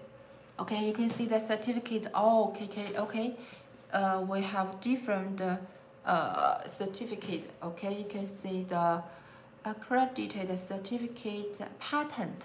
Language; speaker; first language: English; non-native, learner; Chinese